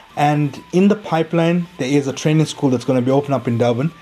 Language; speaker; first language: English; native; English